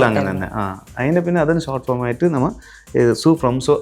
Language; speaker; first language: Malayalam; non-native, learner; Tulu